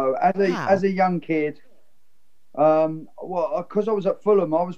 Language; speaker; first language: English; native; English